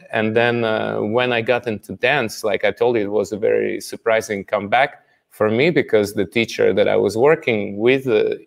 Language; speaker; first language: English; non-native, fluent; Russian